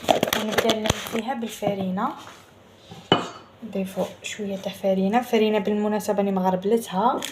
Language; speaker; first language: Arabic; native; Arabic